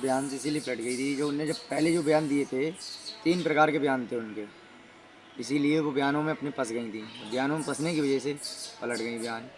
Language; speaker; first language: Hindi; native; Hindi